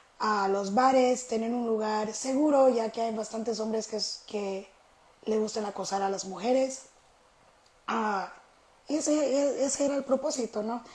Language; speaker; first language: Spanish; early bilingual, heritage; Spanish